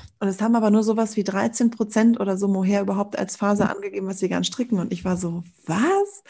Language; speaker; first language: German; native; German